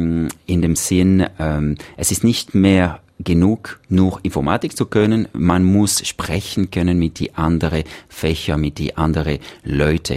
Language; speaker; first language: German; non-native, local second language; French